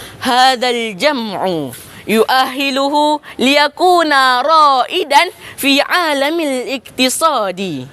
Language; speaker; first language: Arabic; non-native, learner; Indonesian